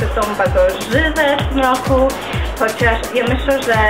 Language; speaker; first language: Polish; early bilingual, heritage; Polish